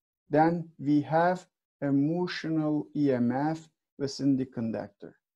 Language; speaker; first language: English; non-native, fluent; Turkish